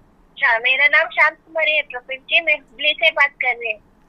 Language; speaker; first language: Hindi; non-native, local second language; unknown